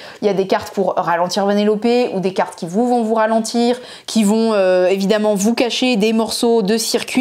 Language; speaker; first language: French; native; French